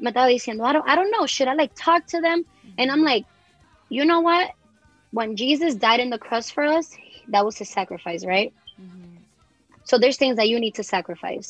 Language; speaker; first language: English; early bilingual, other home language; Spanish